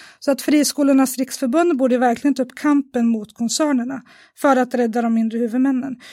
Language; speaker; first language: Swedish; native; Swedish